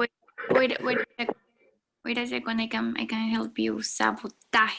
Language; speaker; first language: English; non-native, learner; Spanish